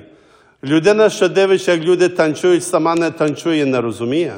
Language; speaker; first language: Ukrainian; early bilingual, heritage; Ukrainian